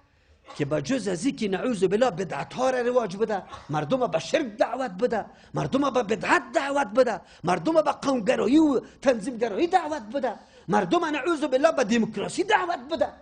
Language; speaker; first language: Persian; native; Persian